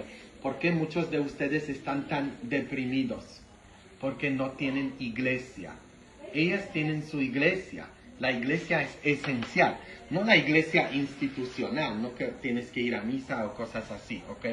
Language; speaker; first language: Spanish; non-native, fluent; Polish